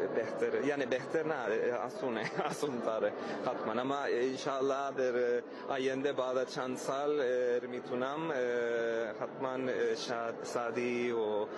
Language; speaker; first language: Persian; non-native, learner; Spanish